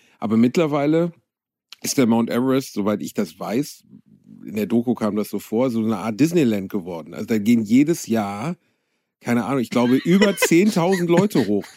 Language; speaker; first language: German; native; German